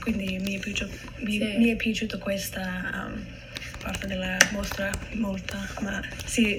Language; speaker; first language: Italian; non-native, learner; English